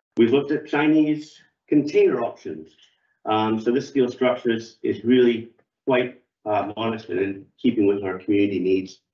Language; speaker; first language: English; native; English